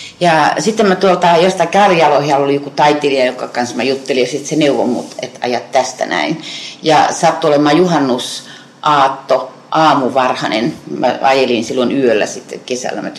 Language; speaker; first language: Finnish; native; Finnish